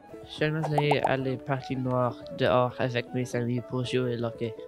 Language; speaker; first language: French; non-native, learner; English